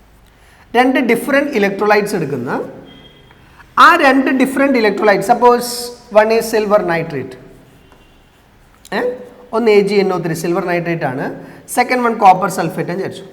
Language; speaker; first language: Malayalam; native; Malayalam